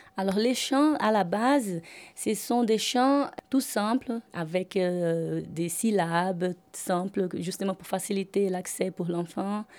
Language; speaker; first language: French; non-native, fluent; Portuguese